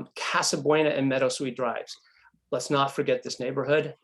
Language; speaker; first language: English; native; English